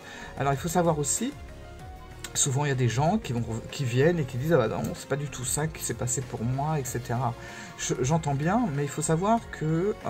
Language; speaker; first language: French; native; French